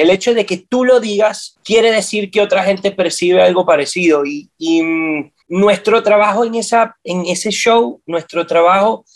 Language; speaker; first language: Spanish; native; Spanish